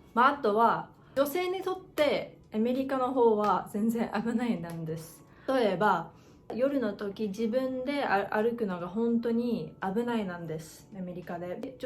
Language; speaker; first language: Japanese; non-native, learner; English